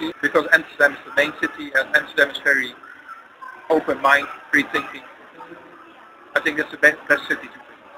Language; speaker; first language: English; non-native, learner; Dutch